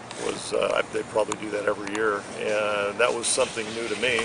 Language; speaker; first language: English; native; English